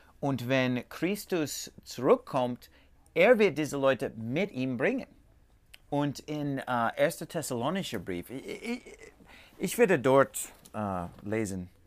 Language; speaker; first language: German; non-native, learner; English